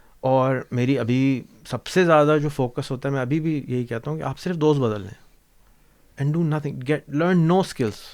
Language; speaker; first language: Urdu; native; Urdu